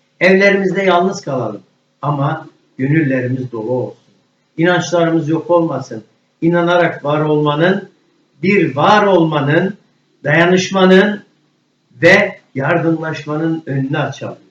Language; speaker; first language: Turkish; native; Turkish